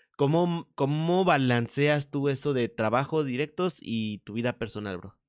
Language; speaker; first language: Spanish; native; Spanish